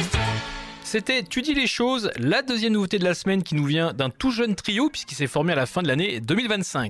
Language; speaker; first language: French; native; French